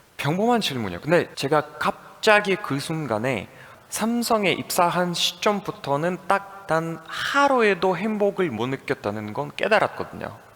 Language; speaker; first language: Korean; non-native, fluent; Russian